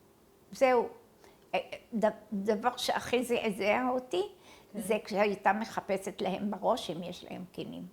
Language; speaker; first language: Hebrew; early bilingual, other home language; Arabic